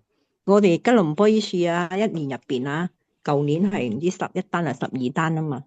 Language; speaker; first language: Cantonese; native; Cantonese